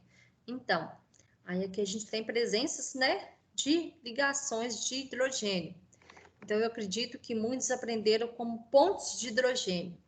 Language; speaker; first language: Portuguese; native; Portuguese